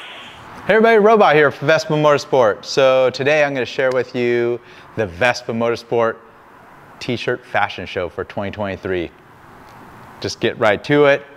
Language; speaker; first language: English; native; English